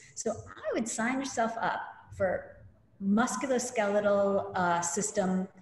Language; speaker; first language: English; native; English